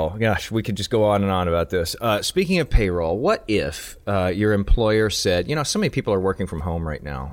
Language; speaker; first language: English; native; English